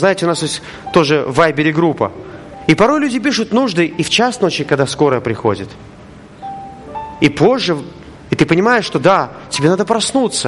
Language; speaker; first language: Russian; native; Russian